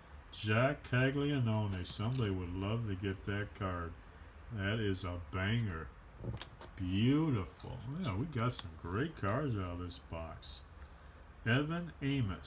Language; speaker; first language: English; native; English